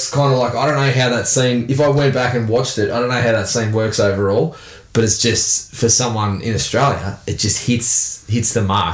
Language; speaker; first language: English; native; English